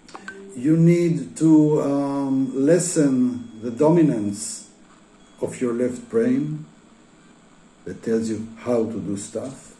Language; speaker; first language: English; non-native, fluent; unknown